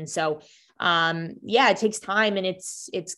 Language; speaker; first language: English; native; English